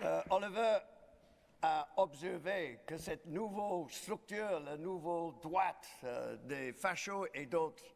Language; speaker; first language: French; non-native, fluent; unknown